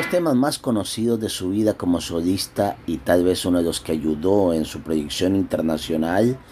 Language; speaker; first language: Spanish; native; Spanish